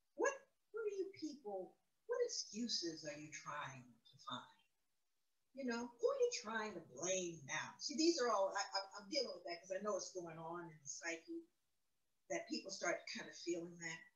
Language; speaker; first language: English; native; English